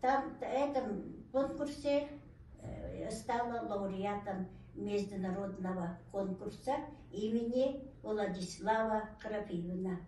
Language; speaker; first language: Russian; non-native, local second language; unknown